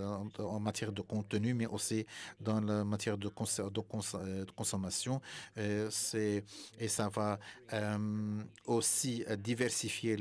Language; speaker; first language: French; non-native, fluent; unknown